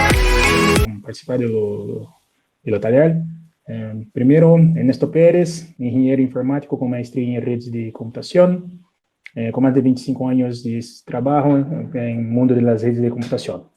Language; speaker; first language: Spanish; non-native, fluent; Portuguese